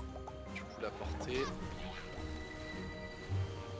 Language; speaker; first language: French; native; French